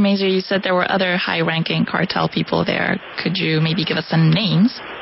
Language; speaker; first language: English; non-native, fluent; Spanish